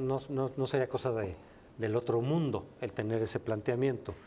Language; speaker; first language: Spanish; native; Spanish